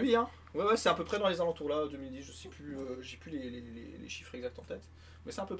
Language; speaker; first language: French; native; French